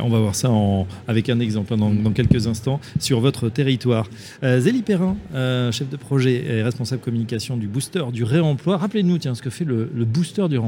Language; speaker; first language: French; native; French